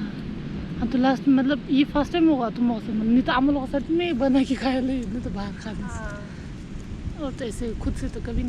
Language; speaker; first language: Hindi; non-native, local second language; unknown